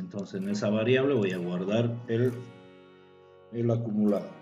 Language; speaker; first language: Spanish; native; Spanish